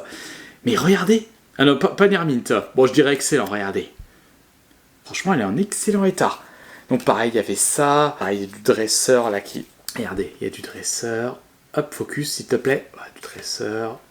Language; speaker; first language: French; native; French